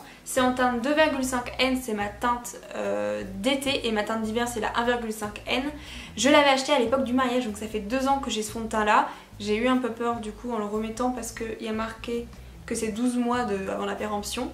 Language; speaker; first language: French; native; French